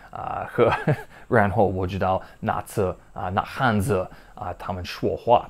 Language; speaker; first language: Chinese; non-native, learner; English